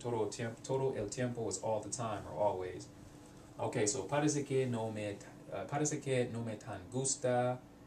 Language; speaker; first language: Spanish; non-native, learner; English